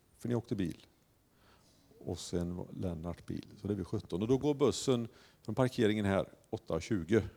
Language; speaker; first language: Swedish; native; Swedish